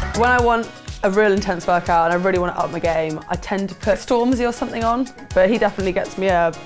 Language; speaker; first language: English; native; English